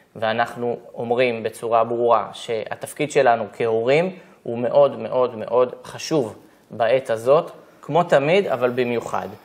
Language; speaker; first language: Hebrew; native; Hebrew